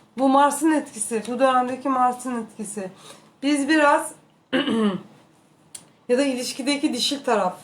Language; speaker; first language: Turkish; native; Turkish